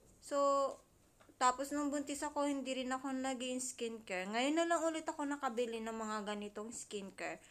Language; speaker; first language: Filipino; native; Filipino